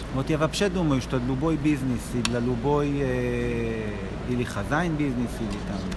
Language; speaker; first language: Russian; non-native, learner; Hebrew